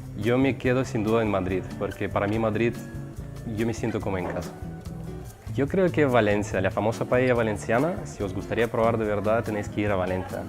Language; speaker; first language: Spanish; non-native, fluent; Russian